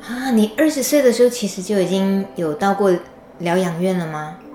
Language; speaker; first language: Chinese; native; Chinese